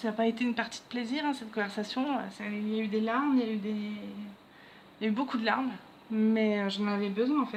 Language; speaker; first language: French; native; French